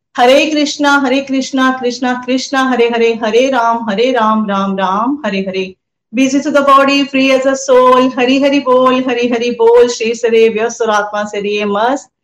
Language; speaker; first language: Hindi; non-native, local second language; Punjabi